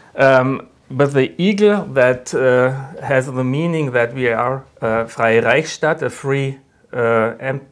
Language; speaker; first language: English; non-native, fluent; German